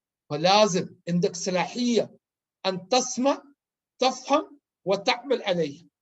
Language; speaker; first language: Arabic; non-native, learner; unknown